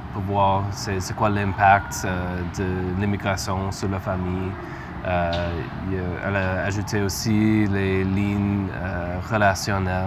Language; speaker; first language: French; non-native, learner; English